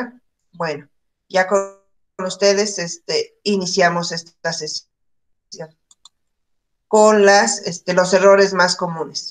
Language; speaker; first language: Spanish; native; Spanish